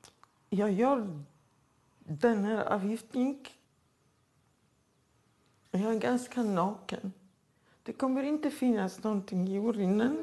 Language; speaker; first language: Swedish; non-native, fluent; Polish